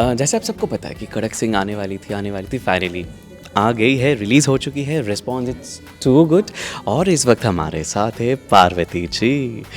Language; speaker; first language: Hindi; non-native, local second language; Bangla